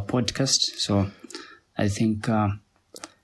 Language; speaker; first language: English; non-native, local second language; Somali